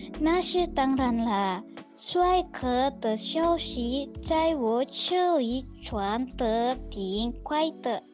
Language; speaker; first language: Chinese; non-native, learner; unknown